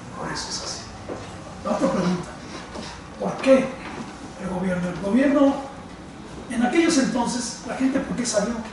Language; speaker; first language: Spanish; non-native, fluent; Cantonese